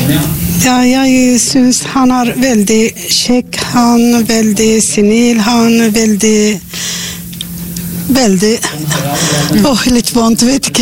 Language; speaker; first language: Norwegian; non-native, learner; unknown